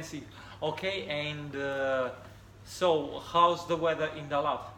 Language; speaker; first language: English; non-native, fluent; Russian